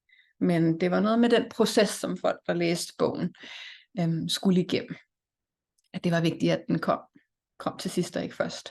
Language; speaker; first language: Danish; native; Danish